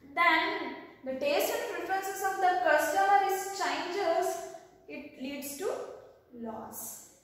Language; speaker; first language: English; non-native, local second language; Kannada